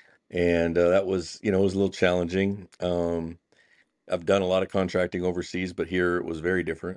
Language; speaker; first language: English; native; English